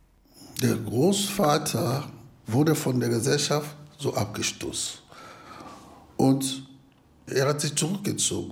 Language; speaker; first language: German; non-native, fluent; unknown